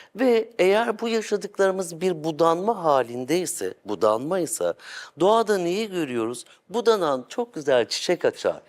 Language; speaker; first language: Turkish; native; Turkish